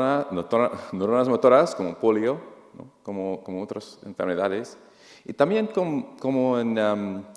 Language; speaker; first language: Spanish; non-native, fluent; English